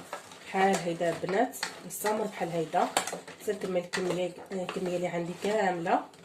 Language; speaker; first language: Arabic; native; Arabic